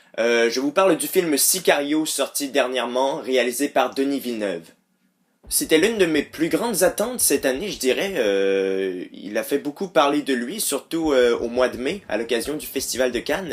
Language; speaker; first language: French; native; French